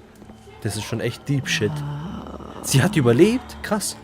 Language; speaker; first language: German; native; German